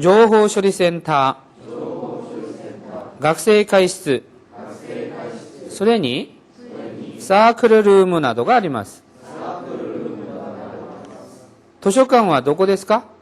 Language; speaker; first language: Japanese; non-native, fluent; Korean